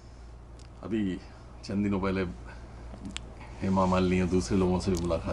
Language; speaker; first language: Hindi; native; Hindi